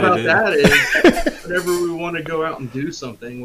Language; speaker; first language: English; native; English